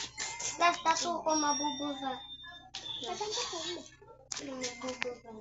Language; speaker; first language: Filipino; native; Filipino